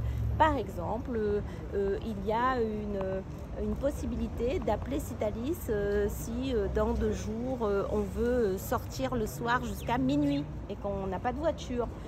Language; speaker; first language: French; native; French